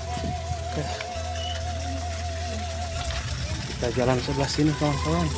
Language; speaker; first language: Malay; non-native, local second language; Sundanese